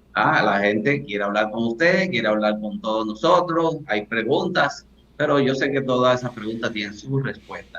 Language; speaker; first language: Spanish; native; Spanish